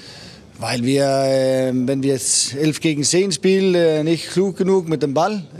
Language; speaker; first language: German; non-native, learner; Danish